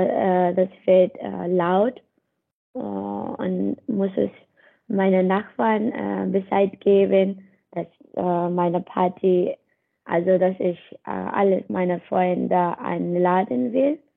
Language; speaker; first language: German; non-native, learner; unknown